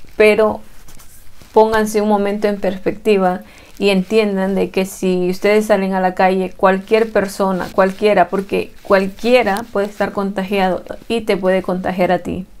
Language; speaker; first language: Spanish; native; Spanish